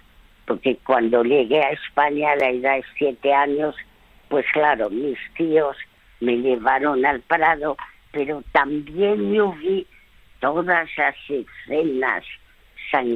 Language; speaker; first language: Spanish; early bilingual, other home language; French